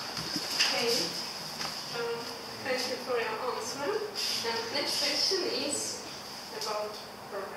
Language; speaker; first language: English; non-native, learner; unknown